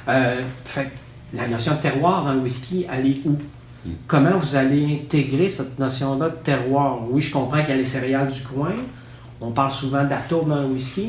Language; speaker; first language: French; native; French